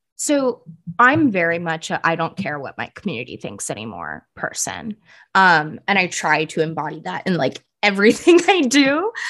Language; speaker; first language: English; early bilingual, other home language; Punjabi